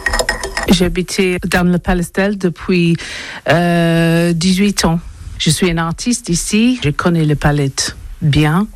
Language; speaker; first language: French; non-native, learner; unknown